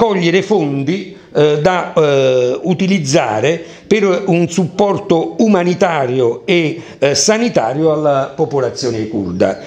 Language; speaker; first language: Italian; native; Italian